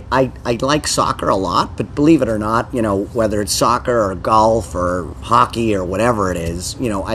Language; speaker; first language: English; native; English